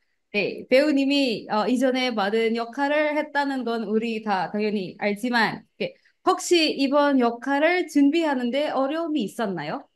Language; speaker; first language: Korean; non-native, fluent; Indonesian